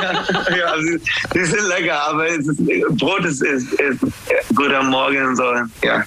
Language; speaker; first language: German; non-native, learner; English